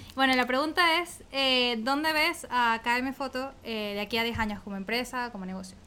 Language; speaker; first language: Spanish; native; Spanish